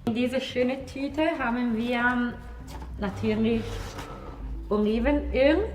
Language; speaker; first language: German; non-native, fluent; Italian